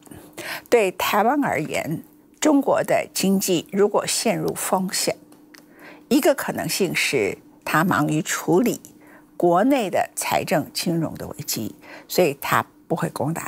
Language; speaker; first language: Chinese; native; Chinese